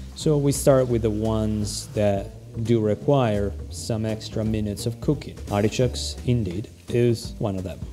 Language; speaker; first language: English; non-native, fluent; Italian